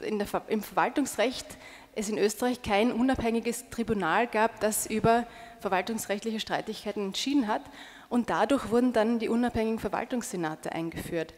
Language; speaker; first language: German; native; German